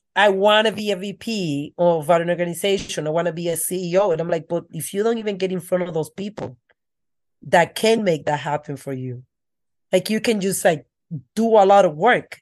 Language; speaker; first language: English; non-native, fluent; Spanish